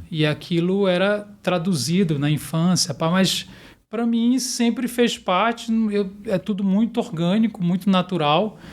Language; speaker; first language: Portuguese; native; Portuguese